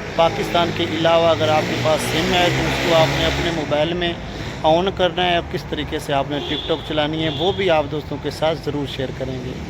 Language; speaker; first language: Urdu; non-native, local second language; Punjabi